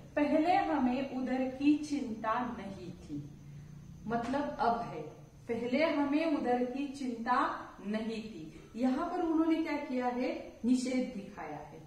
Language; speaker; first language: Hindi; non-native, local second language; Marathi